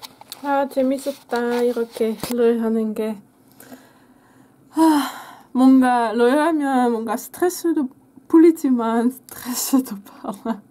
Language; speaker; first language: Korean; non-native, fluent; Dutch